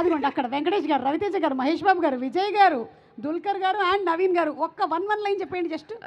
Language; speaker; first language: Telugu; native; Telugu